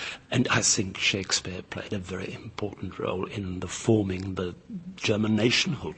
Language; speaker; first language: English; non-native, fluent; Czech